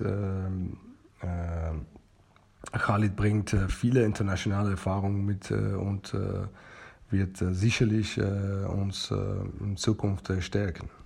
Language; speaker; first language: German; non-native, fluent; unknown